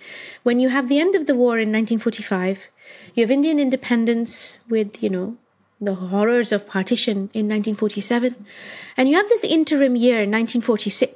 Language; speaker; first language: English; non-native, local second language; Bangla